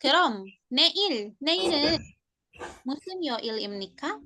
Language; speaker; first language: Korean; non-native, fluent; Indonesian